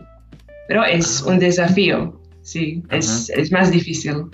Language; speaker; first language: Spanish; non-native, fluent; Slovak